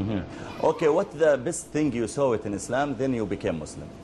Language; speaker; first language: English; non-native, learner; Arabic